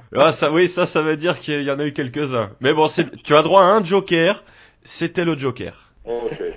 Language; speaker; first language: French; native; French